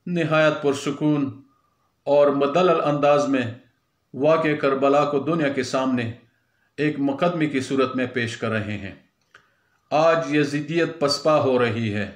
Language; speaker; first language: Urdu; non-native, local second language; Pashto